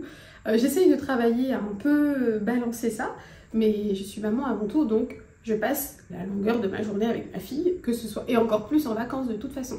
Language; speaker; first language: French; native; French